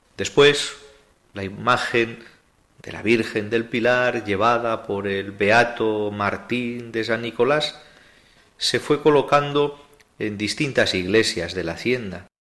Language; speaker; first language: Spanish; native; Spanish